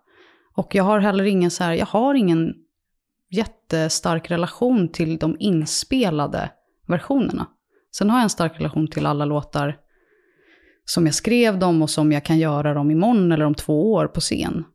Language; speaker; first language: Swedish; native; Swedish